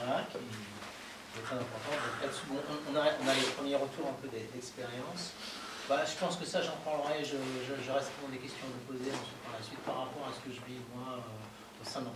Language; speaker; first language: French; native; French